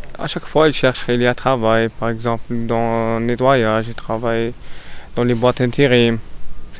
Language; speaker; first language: French; non-native, learner; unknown